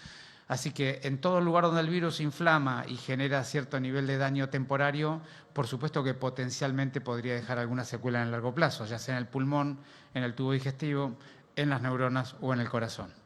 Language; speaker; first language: Spanish; native; Spanish